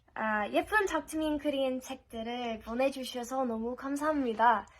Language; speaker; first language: Korean; non-native, fluent; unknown